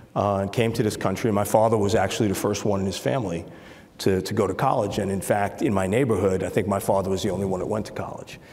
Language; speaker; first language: English; native; English